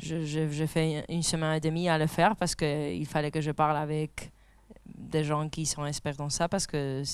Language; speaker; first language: French; non-native, fluent; Spanish